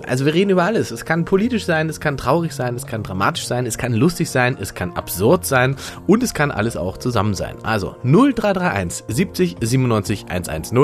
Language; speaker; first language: German; native; German